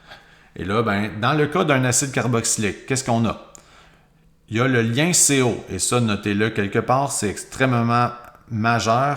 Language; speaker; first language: French; native; French